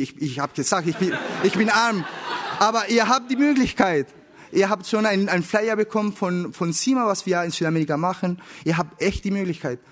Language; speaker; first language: German; non-native, learner; Spanish